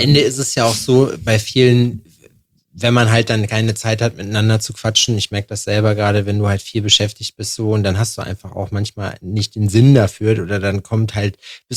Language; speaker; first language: German; native; German